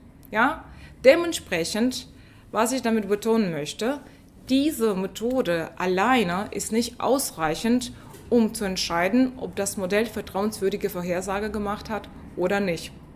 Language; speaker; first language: German; non-native, fluent; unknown